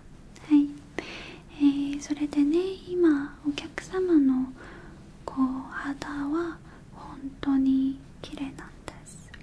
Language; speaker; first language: Japanese; non-native, learner; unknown